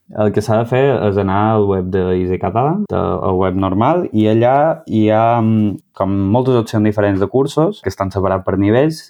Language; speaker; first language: Catalan; native; Catalan